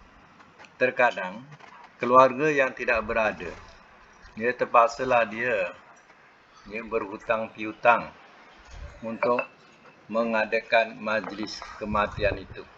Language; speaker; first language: Malay; native; Malay